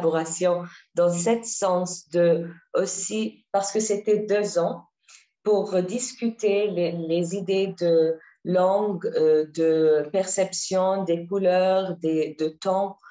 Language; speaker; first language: French; non-native, learner; Arabic